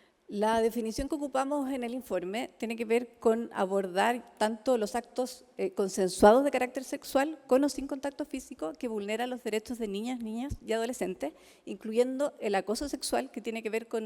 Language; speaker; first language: Spanish; native; Spanish